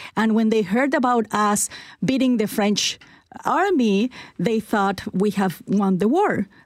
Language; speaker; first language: English; non-native, fluent; Spanish